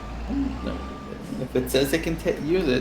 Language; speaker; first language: English; native; English